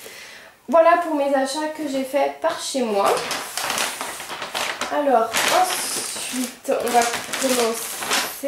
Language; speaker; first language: French; native; French